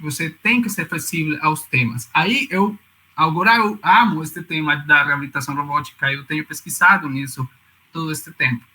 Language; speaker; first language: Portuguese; non-native, fluent; Spanish